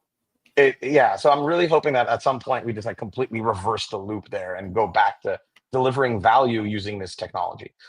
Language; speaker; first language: English; native; English